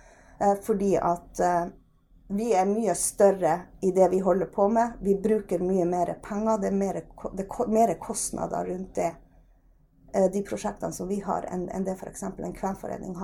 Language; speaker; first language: Norwegian; native; Norwegian